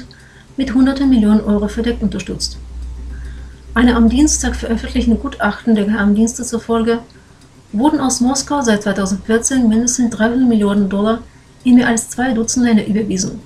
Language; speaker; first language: German; non-native, fluent; Ukrainian